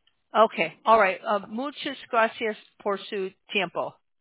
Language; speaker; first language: Spanish; non-native, learner; English